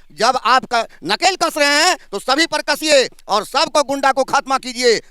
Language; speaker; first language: Hindi; native; Hindi